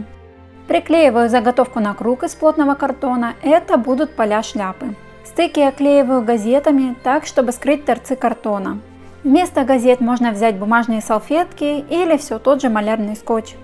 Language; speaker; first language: Russian; native; Russian